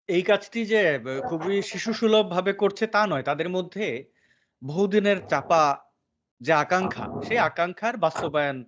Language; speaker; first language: Bangla; native; Bangla